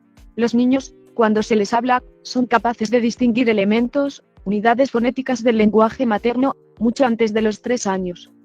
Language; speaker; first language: Spanish; native; Spanish